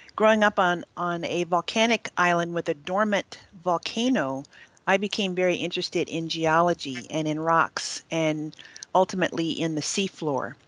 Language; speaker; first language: English; native; English